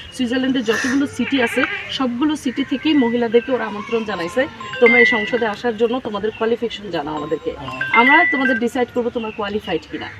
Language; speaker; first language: Bangla; native; Bangla